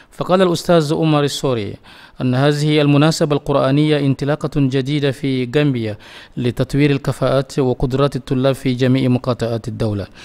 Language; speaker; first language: Arabic; non-native, fluent; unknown